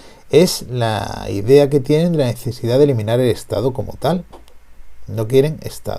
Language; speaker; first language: Spanish; native; Spanish